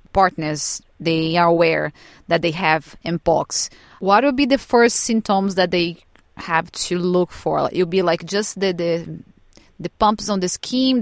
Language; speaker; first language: English; non-native, fluent; Portuguese